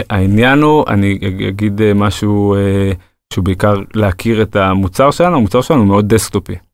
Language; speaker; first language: Hebrew; native; Hebrew